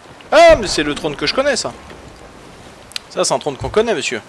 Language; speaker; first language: French; native; French